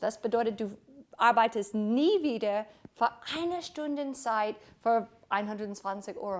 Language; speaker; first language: German; non-native, fluent; English